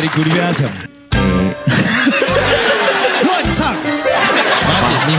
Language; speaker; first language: Chinese; native; Chinese